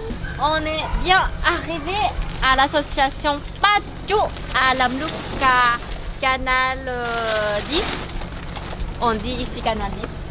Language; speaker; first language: French; non-native, learner; Thai